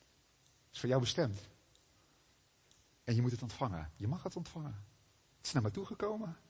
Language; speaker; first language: Dutch; native; Dutch